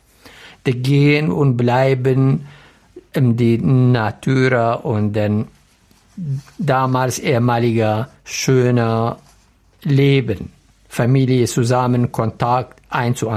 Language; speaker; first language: German; non-native, learner; Arabic